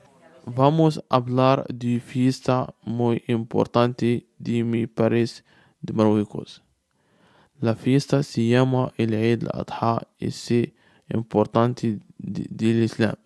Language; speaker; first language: Spanish; non-native, learner; Arabic